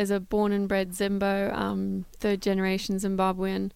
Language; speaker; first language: English; native; English